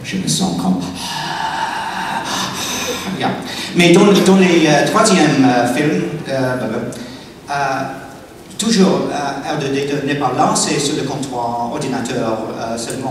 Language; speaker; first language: French; non-native, learner; English